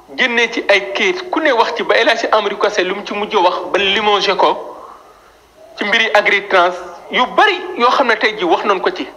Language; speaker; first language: Wolof; native; Wolof